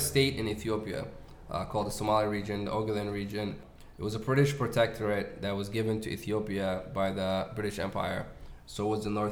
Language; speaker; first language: English; native; English